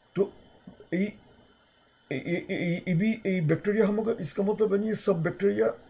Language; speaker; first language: Hindi; native; Hindi